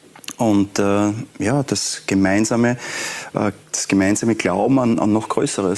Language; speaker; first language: German; native; German